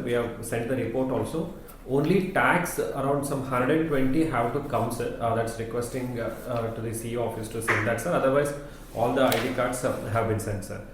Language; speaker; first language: English; non-native, local second language; Telugu